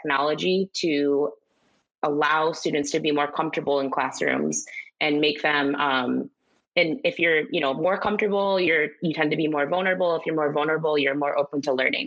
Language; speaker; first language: English; native; English